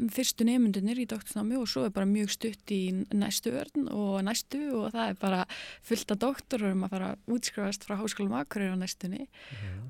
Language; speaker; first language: Icelandic; native; Icelandic